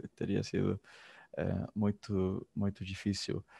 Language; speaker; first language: Portuguese; non-native, fluent; Spanish